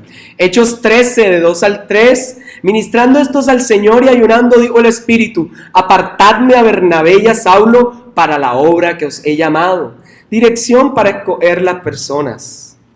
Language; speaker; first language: Spanish; native; Spanish